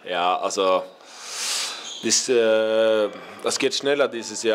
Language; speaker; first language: German; non-native, learner; Norwegian